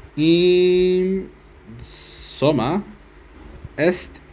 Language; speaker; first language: German; non-native, learner; Spanish